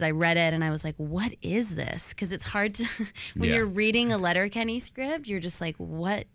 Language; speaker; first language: English; native; English